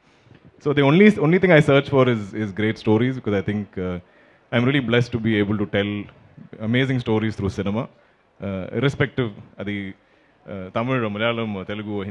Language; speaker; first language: Telugu; non-native, learner; Malayalam